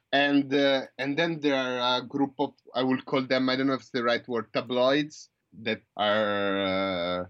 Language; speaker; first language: English; non-native, fluent; Italian